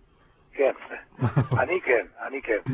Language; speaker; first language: Hebrew; non-native, fluent; Spanish